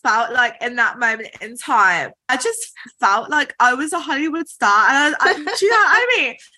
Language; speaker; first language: English; native; English